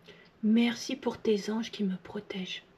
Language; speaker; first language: French; native; French